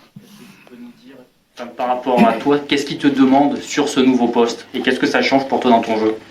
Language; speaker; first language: French; native; French